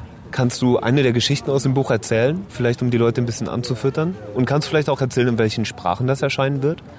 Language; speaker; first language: German; native; German